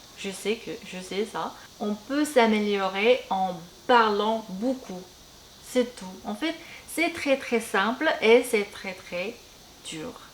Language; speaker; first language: French; non-native, fluent; Korean